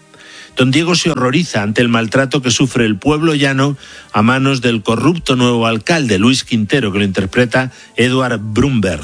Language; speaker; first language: Spanish; native; Spanish